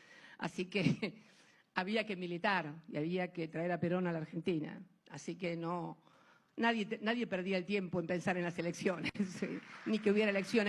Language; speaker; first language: Spanish; native; Spanish